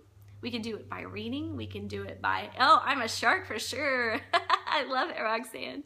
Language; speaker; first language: English; native; English